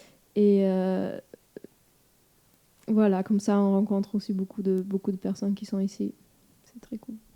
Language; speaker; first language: French; non-native, fluent; German